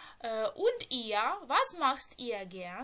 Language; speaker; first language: German; non-native, fluent; Ukrainian